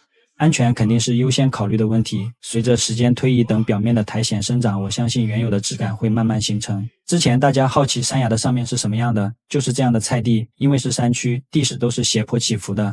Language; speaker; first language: Chinese; native; Chinese